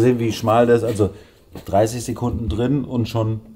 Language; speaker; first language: German; native; German